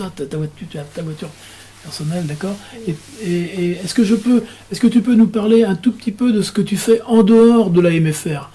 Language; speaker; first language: French; native; French